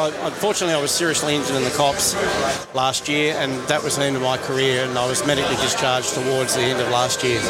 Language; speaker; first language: English; native; English